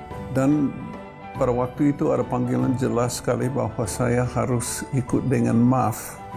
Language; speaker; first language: Indonesian; non-native, fluent; English